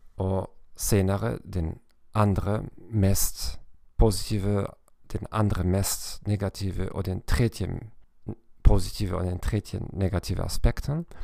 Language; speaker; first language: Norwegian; non-native, learner; German